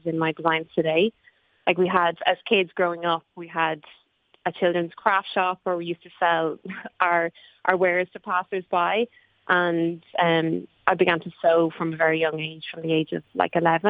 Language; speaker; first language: English; native; English